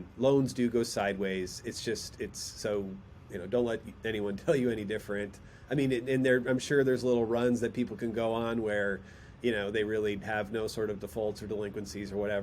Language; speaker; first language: English; native; English